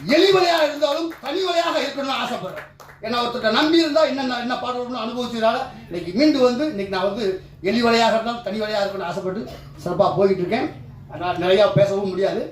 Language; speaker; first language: Tamil; native; Tamil